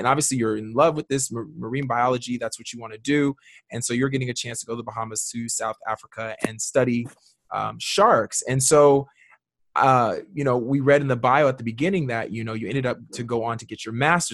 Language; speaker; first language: English; native; English